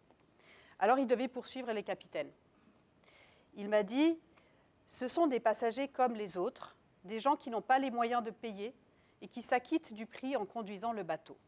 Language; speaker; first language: French; native; French